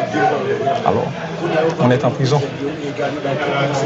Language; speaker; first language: French; non-native, local second language; Haitian Creole